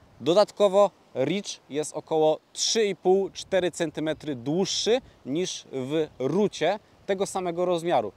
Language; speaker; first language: Polish; native; Polish